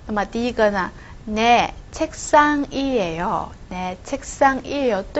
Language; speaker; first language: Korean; non-native, fluent; Chinese